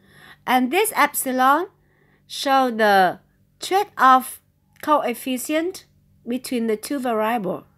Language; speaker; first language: English; non-native, fluent; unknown